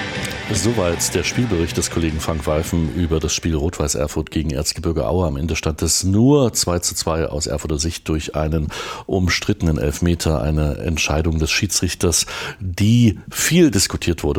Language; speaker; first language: German; native; German